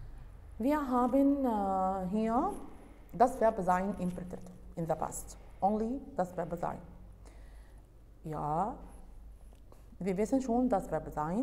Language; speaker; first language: German; non-native, fluent; Arabic